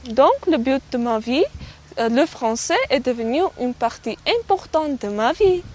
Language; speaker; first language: French; non-native, learner; Armenian